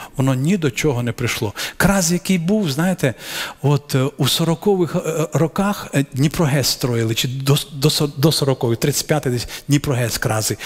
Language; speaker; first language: Ukrainian; non-native, local second language; Russian